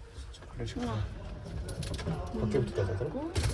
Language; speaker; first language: Korean; native; Korean